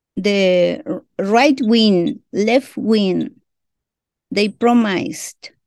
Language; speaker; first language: English; non-native, learner; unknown